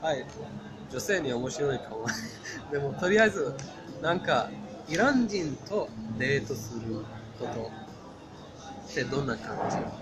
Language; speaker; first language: Japanese; non-native, fluent; Persian